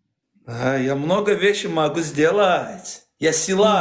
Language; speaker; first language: Russian; non-native, learner; Azerbaijani